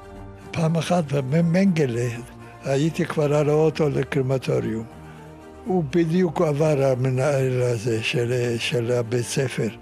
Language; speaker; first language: Hebrew; non-native, fluent; Yiddish